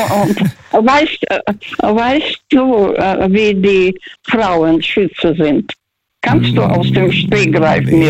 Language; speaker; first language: German; early bilingual, heritage; Russian